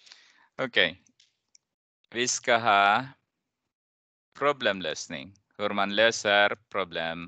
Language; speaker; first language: Swedish; non-native, fluent; Persian